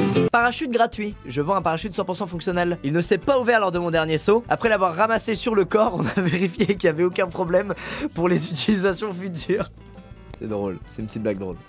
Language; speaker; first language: French; native; French